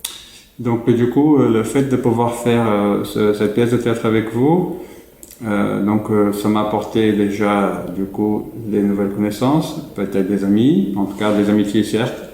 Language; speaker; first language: French; native; French